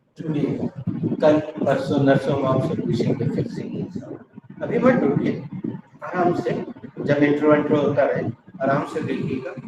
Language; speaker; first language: Hindi; native; Hindi